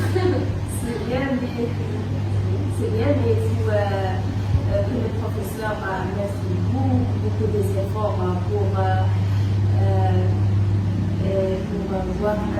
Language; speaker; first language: French; non-native, local second language; Arabic